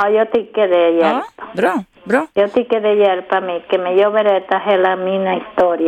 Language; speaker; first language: Swedish; non-native, learner; Spanish